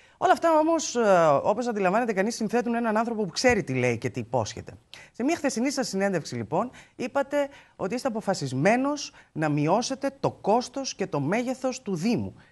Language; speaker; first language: Greek; native; Greek